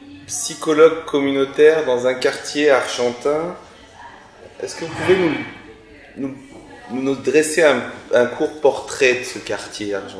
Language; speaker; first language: French; native; French